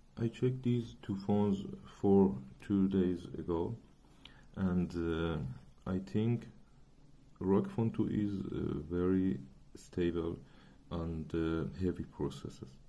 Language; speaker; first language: English; non-native, learner; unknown